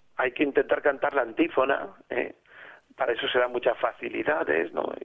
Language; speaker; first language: Spanish; native; Spanish